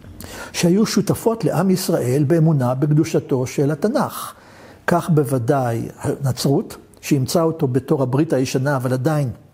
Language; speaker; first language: Hebrew; native; Hebrew